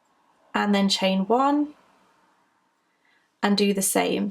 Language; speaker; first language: English; native; English